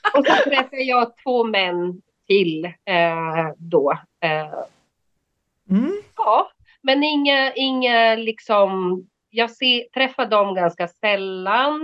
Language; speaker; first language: Swedish; non-native, fluent; Portuguese